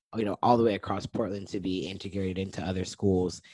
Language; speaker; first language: English; native; English